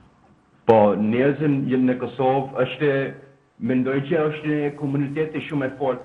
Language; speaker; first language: Albanian; non-native, learner; Danish